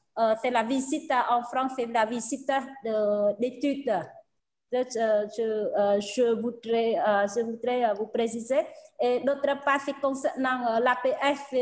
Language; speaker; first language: French; non-native, fluent; Khmer